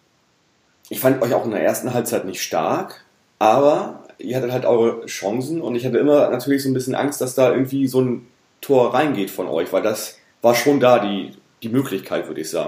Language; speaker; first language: German; native; German